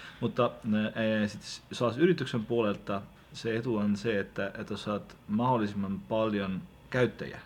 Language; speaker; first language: Finnish; native; Finnish